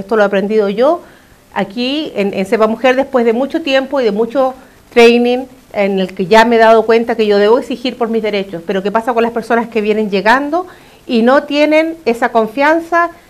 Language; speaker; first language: Spanish; native; Spanish